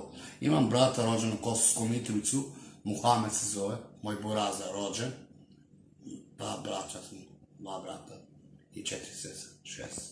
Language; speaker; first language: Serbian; non-native, local second language; Romany